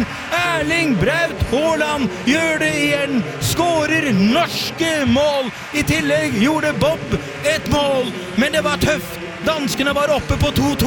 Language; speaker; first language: Norwegian; native; Norwegian